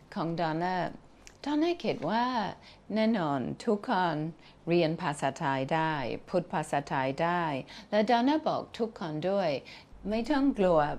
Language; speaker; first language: Thai; non-native, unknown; English